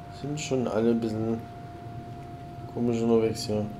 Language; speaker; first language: German; native; German